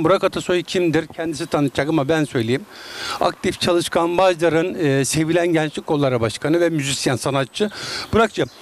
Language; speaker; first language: Turkish; native; Turkish